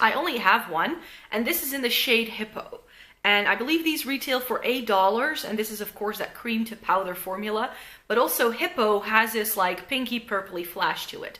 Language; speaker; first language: English; non-native, fluent; Dutch